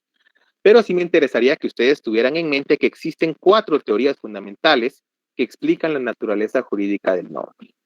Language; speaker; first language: Spanish; native; Spanish